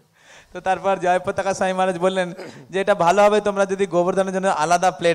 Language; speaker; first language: English; non-native, local second language; Bangla